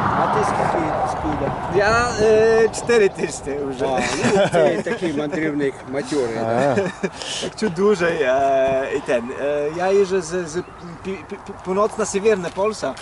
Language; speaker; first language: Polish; non-native, learner; Ukrainian